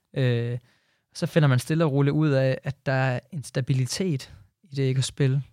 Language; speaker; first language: Danish; native; Danish